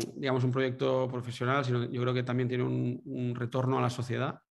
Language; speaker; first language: Spanish; native; Spanish